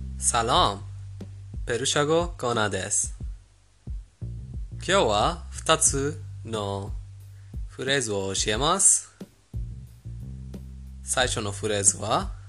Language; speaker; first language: Japanese; non-native, fluent; Persian